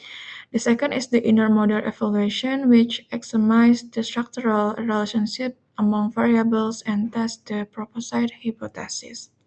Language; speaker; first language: English; non-native, learner; Indonesian